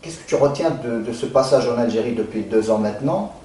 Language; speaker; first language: French; non-native, local second language; Arabic